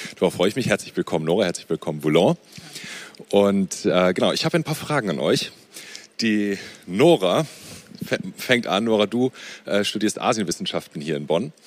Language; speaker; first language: German; native; German